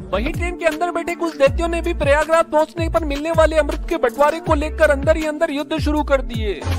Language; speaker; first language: Hindi; native; Hindi